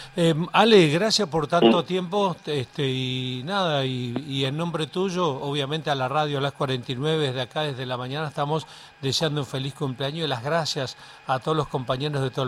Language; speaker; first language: Spanish; native; Spanish